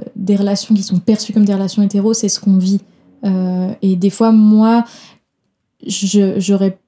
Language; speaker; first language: French; non-native, fluent; Danish